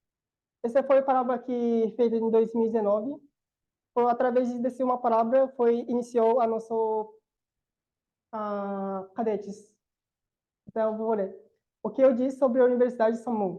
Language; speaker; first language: Portuguese; non-native, learner; Korean